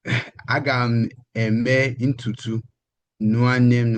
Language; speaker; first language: Igbo; early bilingual, heritage; English